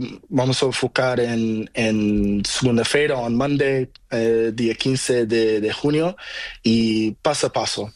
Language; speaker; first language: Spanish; non-native, learner; Portuguese